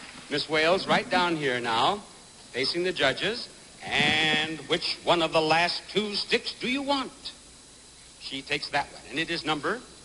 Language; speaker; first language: English; native; English